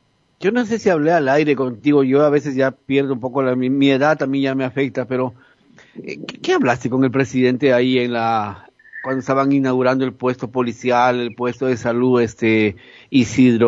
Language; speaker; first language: Spanish; native; Spanish